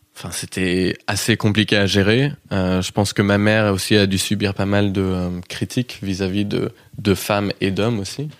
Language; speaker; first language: French; early bilingual, heritage; French